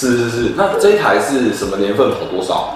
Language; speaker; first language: Chinese; native; Chinese